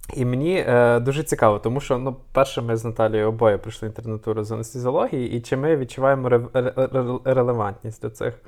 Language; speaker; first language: Ukrainian; native; Ukrainian